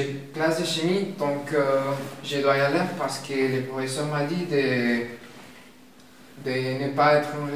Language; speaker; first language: French; non-native, learner; Spanish